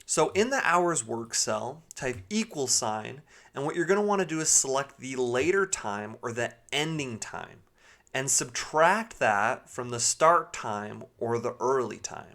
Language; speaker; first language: English; native; English